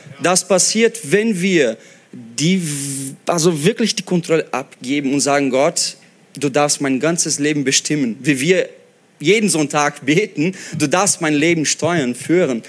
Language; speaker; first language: German; non-native, fluent; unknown